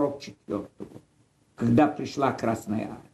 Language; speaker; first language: Russian; non-native, fluent; Polish